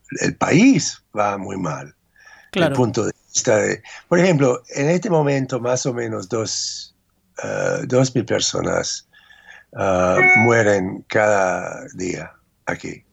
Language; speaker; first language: Spanish; non-native, fluent; English